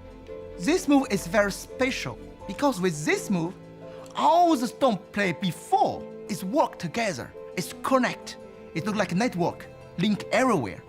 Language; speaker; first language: English; non-native, learner; Chinese